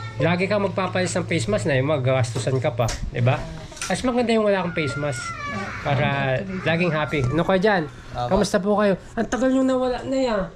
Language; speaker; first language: Filipino; native; Filipino